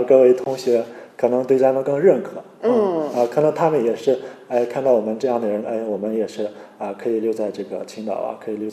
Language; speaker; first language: Chinese; native; Chinese